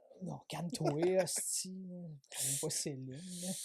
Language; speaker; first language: French; native; French